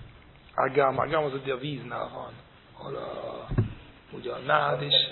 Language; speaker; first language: Hungarian; non-native, fluent; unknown